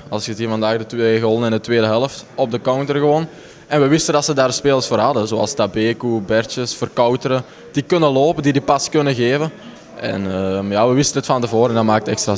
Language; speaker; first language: Dutch; native; Dutch